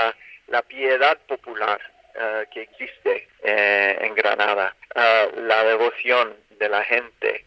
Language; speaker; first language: Spanish; non-native, fluent; English